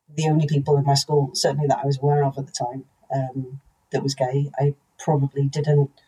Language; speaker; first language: English; native; English